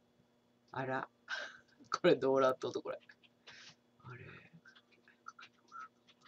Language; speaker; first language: Japanese; native; Japanese